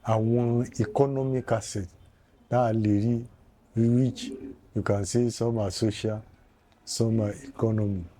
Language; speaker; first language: English; non-native, local second language; Yoruba